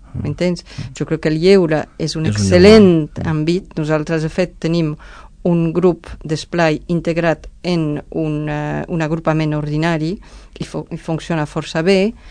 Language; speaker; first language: Catalan; non-native, fluent; Spanish